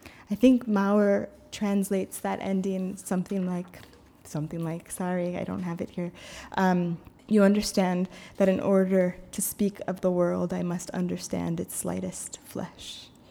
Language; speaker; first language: English; native; English